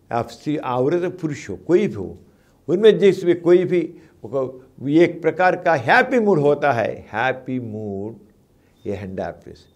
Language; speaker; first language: Hindi; non-native, local second language; Telugu